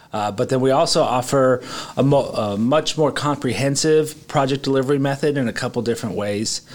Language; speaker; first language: English; native; English